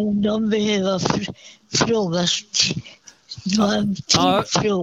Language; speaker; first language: Swedish; non-native, fluent; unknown